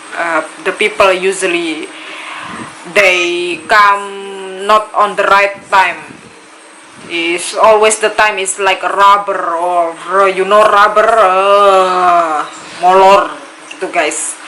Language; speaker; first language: English; non-native, learner; Indonesian